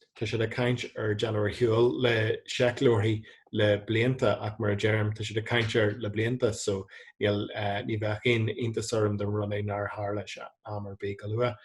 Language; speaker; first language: Irish; non-native, local second language; English